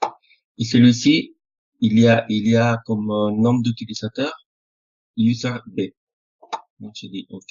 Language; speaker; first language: French; non-native, fluent; Spanish